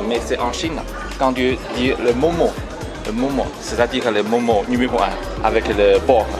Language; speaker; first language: French; non-native, learner; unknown